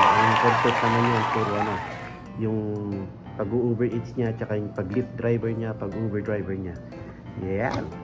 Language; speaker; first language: Filipino; non-native, local second language; Pampanga